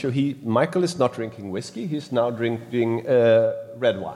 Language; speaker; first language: English; non-native, fluent; Swedish